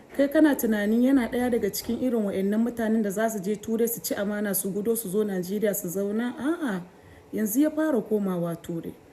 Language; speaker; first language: Hausa; non-native, local second language; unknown